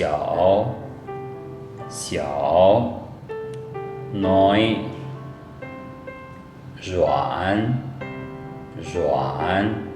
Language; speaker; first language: Chinese; non-native, fluent; Lao